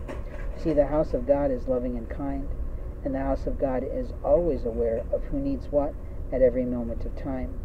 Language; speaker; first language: English; native; English